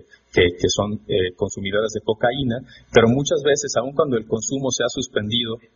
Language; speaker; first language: Spanish; native; Spanish